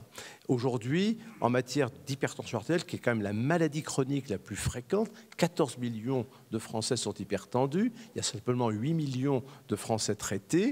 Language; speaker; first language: French; native; French